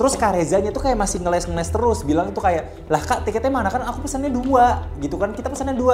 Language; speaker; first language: Indonesian; native; Indonesian